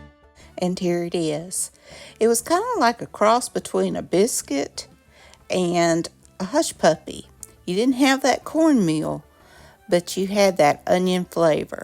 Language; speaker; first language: English; native; English